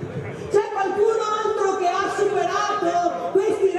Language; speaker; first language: Italian; native; Italian